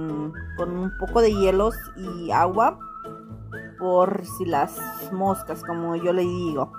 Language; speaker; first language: Spanish; native; Spanish